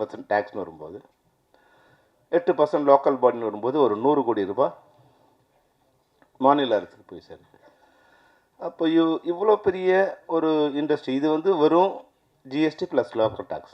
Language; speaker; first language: Tamil; native; Tamil